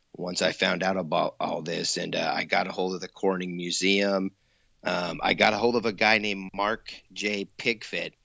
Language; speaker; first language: English; native; English